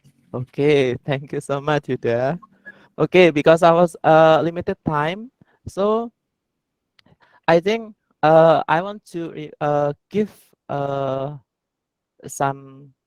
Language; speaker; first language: English; non-native, learner; Indonesian